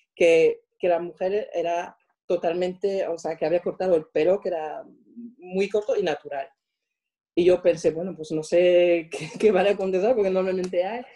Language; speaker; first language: Spanish; non-native, fluent; French